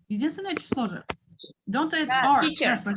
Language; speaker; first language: English; non-native, fluent; Kyrgyz